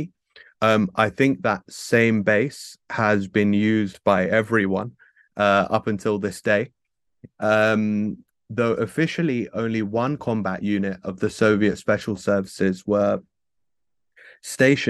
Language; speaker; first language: English; native; English